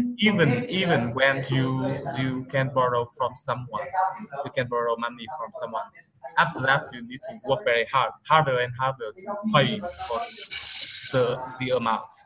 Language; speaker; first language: English; non-native, learner; Vietnamese